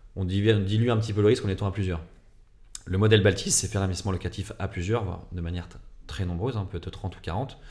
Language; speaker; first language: French; native; French